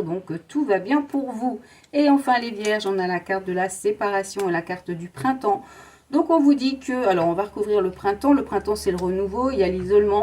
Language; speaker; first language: French; native; French